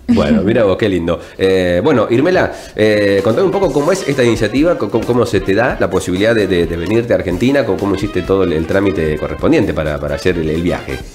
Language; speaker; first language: Spanish; native; Spanish